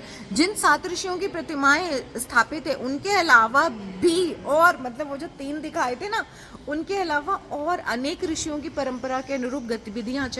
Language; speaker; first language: Hindi; native; Hindi